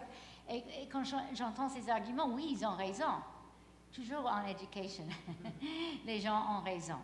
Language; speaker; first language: French; non-native, fluent; English